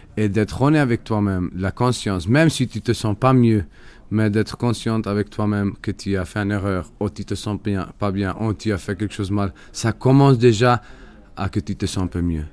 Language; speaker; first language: French; non-native, fluent; Spanish